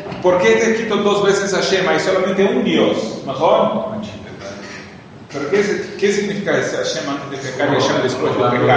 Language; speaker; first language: Spanish; non-native, fluent; Portuguese